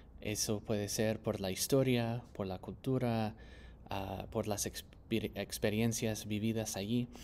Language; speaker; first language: Spanish; non-native, fluent; English